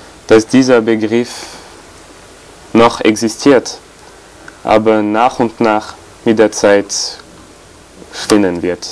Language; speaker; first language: German; non-native, fluent; French